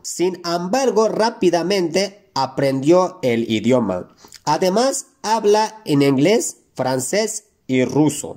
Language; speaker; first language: Spanish; non-native, fluent; Turkish